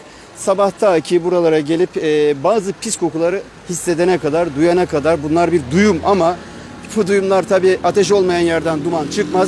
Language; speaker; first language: Turkish; native; Turkish